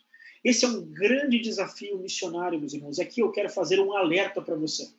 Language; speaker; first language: Portuguese; native; Portuguese